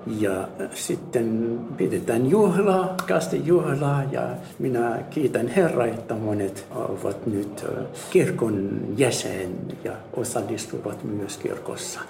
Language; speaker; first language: Finnish; non-native, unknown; Arabic